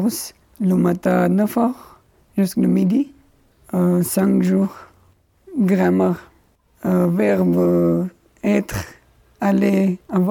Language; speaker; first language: French; non-native, learner; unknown